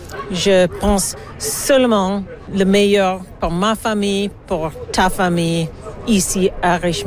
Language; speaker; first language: French; non-native, learner; English